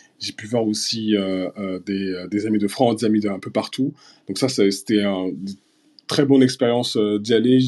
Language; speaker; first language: French; early bilingual, other home language; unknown